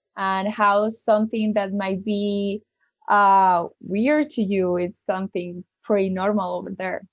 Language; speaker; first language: English; non-native, fluent; Spanish